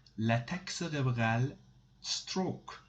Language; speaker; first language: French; non-native, fluent; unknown